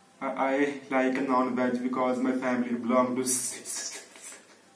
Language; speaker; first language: English; non-native, learner; Punjabi